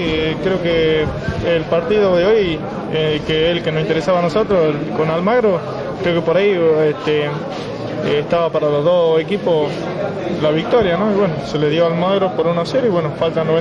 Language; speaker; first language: Spanish; native; Spanish